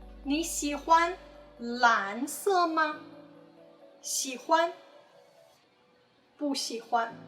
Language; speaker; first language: Chinese; non-native, fluent; English